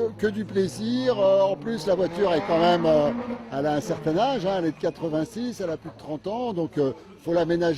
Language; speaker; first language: French; native; French